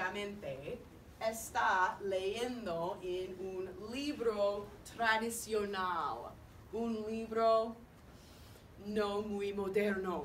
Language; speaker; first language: Spanish; non-native, fluent; English